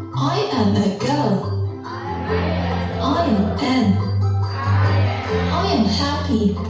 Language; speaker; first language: English; non-native, learner; Indonesian